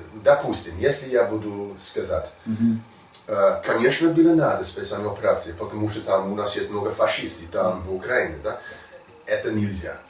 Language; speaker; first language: Russian; non-native, learner; English